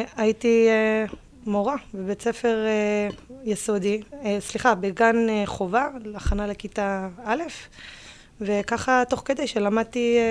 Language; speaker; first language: Hebrew; early bilingual, other home language; English